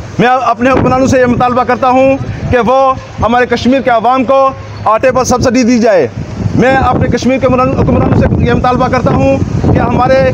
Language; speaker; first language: Urdu; non-native, local second language; Pahari-Potwari